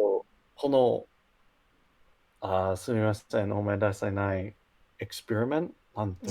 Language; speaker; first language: Japanese; non-native, learner; English